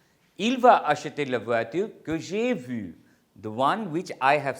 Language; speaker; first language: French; non-native, fluent; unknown